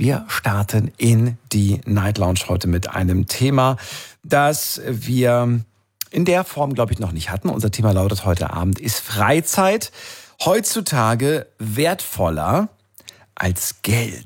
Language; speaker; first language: German; native; German